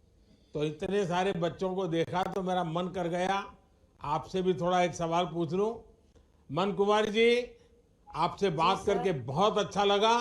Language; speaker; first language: Hindi; non-native, local second language; Gujarati